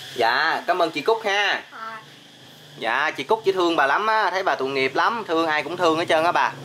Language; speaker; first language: Vietnamese; native; Vietnamese